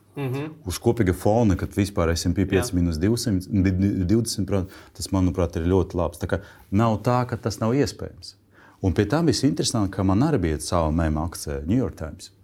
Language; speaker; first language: Latvian; non-native, local second language; Russian